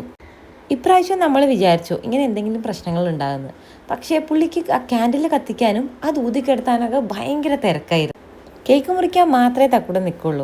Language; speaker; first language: Malayalam; native; Malayalam